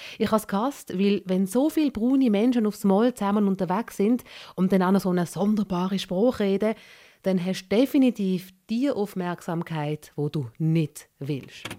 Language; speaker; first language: German; early bilingual, other home language; Malayalam